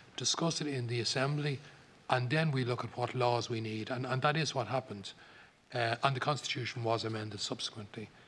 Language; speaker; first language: English; native; English